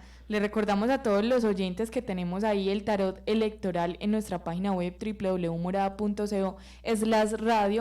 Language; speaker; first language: Spanish; native; Spanish